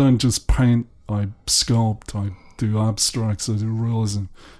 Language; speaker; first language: English; native; English